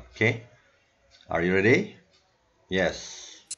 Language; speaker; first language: English; non-native, learner; Indonesian